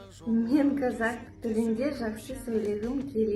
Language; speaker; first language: Kazakh; non-native, learner; Russian